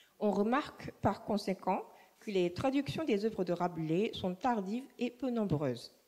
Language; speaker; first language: French; non-native, fluent; Japanese